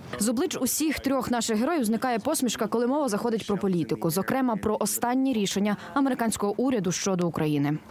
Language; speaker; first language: Ukrainian; native; Ukrainian